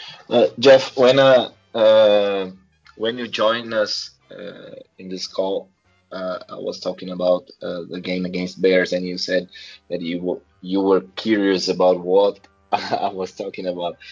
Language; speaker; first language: English; non-native, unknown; Portuguese